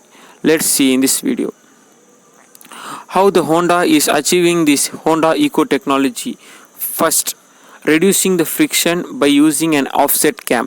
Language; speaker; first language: English; non-native, local second language; Tamil